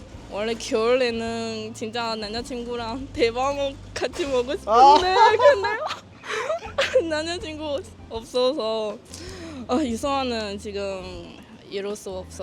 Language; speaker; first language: Korean; non-native, learner; Chinese